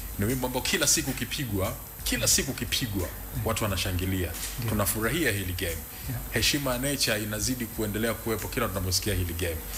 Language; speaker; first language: Swahili; native; Swahili